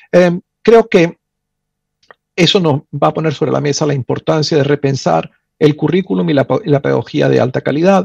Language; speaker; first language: Spanish; native; Spanish